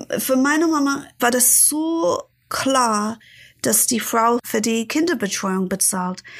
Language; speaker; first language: German; non-native, fluent; English